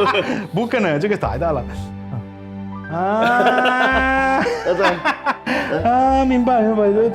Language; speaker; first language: Chinese; non-native, learner; Italian